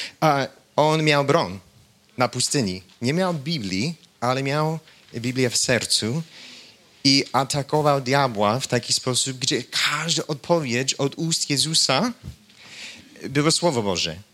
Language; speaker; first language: Polish; non-native, fluent; English